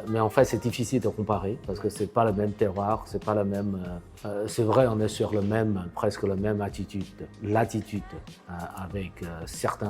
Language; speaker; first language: French; non-native, fluent; Chinese